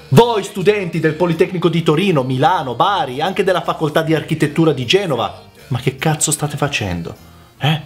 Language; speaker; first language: Italian; early bilingual, other home language; Macedonian